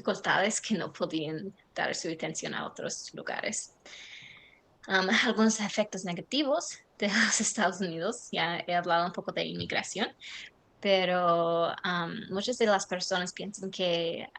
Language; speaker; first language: Spanish; non-native, learner; English